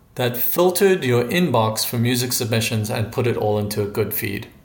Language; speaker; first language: English; native; English